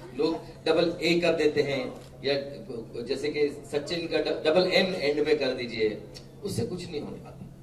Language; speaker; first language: Hindi; non-native, local second language; Marathi